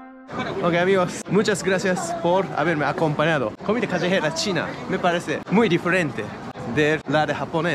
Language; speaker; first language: Spanish; non-native, learner; Japanese